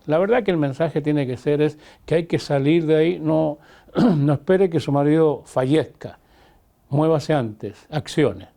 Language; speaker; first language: Spanish; native; Spanish